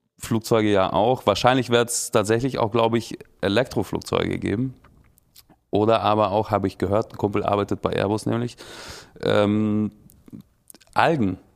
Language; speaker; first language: German; native; German